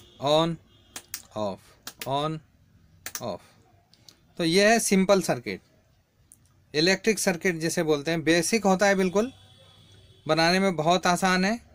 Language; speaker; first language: Hindi; native; Hindi